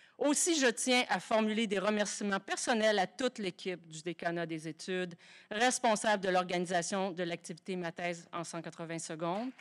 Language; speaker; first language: French; native; French